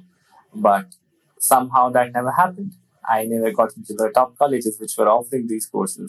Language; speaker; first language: English; non-native, local second language; Hindi